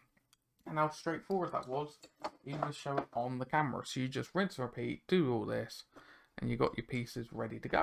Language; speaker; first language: English; native; English